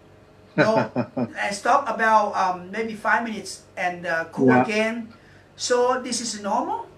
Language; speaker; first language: English; non-native, learner; Thai